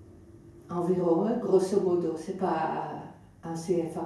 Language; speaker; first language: French; non-native, fluent; Dutch